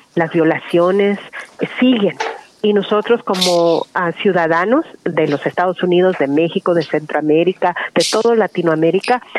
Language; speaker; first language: Spanish; early bilingual, heritage; Spanish